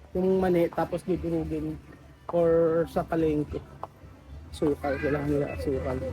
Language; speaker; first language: Filipino; native; Filipino